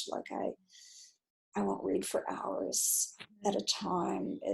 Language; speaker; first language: English; native; English